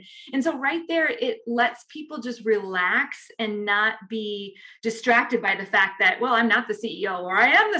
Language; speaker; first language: English; native; English